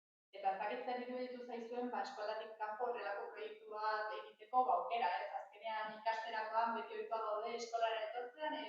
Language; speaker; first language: Basque; native; Basque